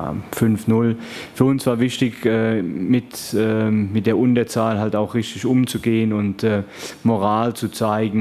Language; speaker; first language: German; native; German